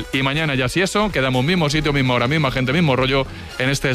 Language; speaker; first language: Spanish; native; Spanish